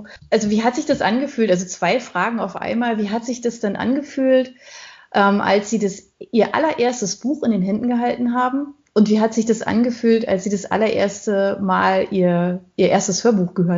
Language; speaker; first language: German; native; German